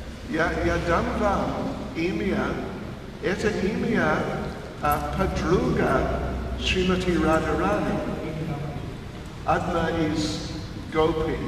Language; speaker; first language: Russian; non-native, learner; English